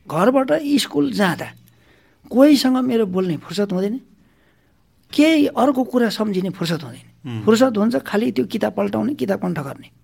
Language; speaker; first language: Nepali; non-native, local second language; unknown